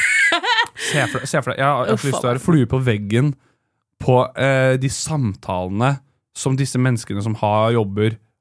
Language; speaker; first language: Norwegian; native; Norwegian